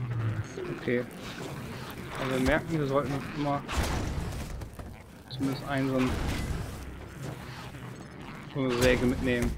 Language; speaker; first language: German; native; German